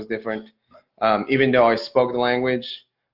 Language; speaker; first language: English; non-native, fluent; Spanish